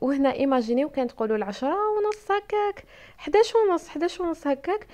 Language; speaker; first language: Arabic; native; Arabic